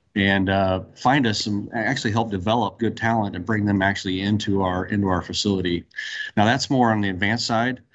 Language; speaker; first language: English; native; English